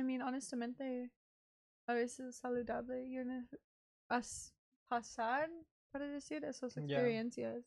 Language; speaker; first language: Spanish; non-native, learner; English